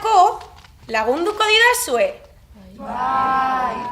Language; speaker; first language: Basque; non-native, local second language; Spanish